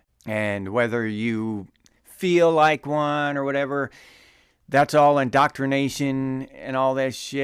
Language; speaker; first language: English; native; English